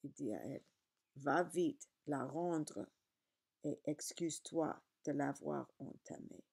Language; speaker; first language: French; non-native, learner; English